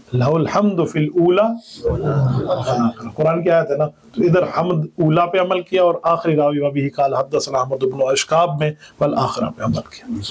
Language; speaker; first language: Urdu; non-native, local second language; Punjabi